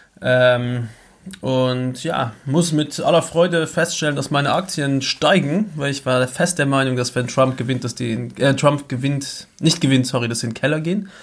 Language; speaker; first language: German; native; German